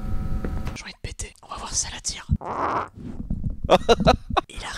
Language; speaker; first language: French; native; French